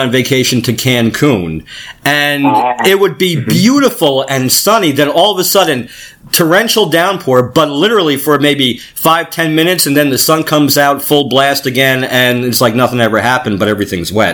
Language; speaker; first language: English; native; English